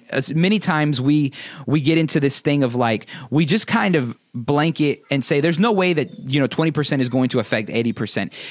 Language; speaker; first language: English; native; English